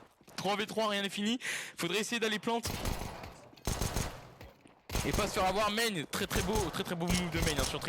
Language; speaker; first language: French; native; French